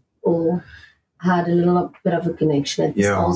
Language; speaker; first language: English; non-native, local second language; Afrikaans